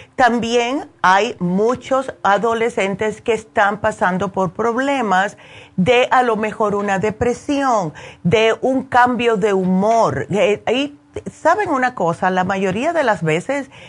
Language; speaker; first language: Spanish; early bilingual, heritage; Spanish